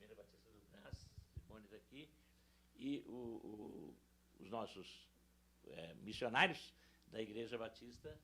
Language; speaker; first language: Portuguese; native; Portuguese